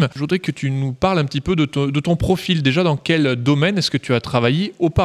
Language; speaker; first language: French; native; French